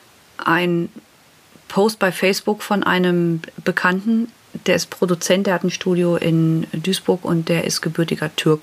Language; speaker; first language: German; native; German